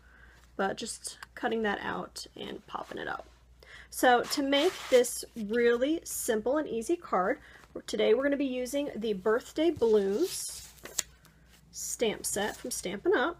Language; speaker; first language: English; native; English